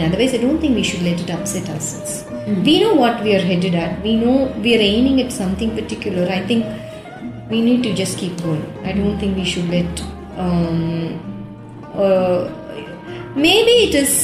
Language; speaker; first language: English; non-native, local second language; Tamil